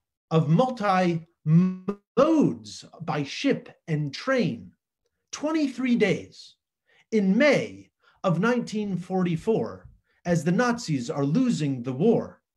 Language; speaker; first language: English; native; English